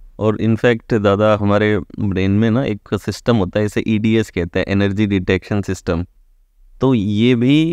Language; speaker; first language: Hindi; native; Hindi